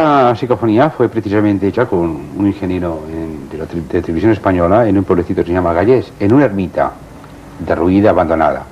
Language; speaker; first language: Spanish; native; Spanish